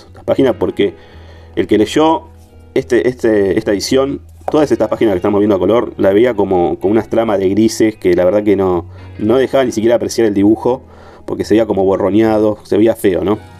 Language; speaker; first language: Spanish; native; Spanish